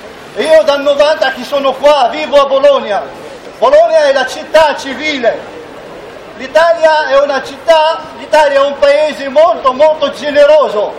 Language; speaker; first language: Italian; non-native, fluent; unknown